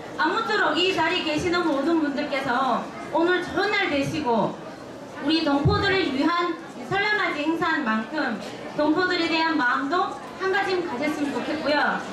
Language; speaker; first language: Korean; native; Korean